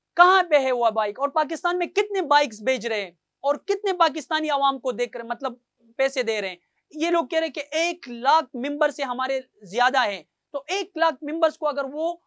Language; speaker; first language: Urdu; non-native, local second language; Pashto